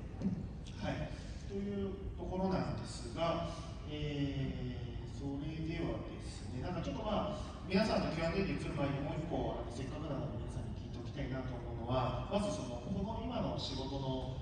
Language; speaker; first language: Japanese; native; Japanese